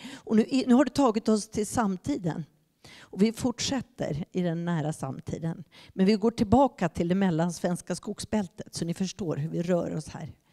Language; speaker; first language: Swedish; native; Swedish